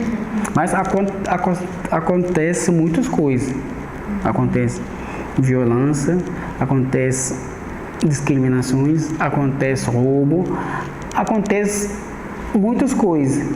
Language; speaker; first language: Portuguese; non-native, fluent; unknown